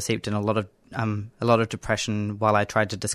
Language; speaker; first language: English; native; English